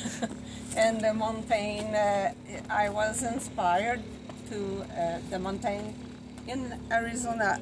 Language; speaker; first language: English; non-native, learner; French